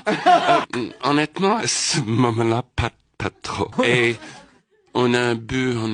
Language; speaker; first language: French; non-native, fluent; English